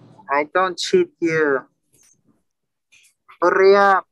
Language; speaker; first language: English; non-native, learner; Turkish